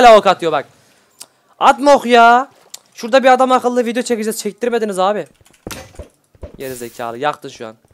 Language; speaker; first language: Turkish; native; Turkish